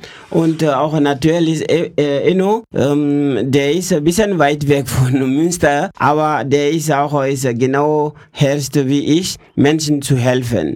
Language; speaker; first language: German; non-native, learner; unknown